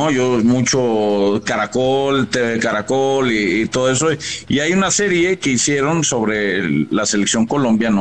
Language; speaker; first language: Spanish; native; Spanish